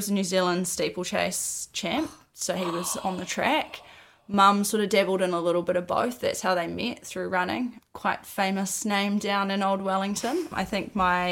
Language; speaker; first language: English; native; English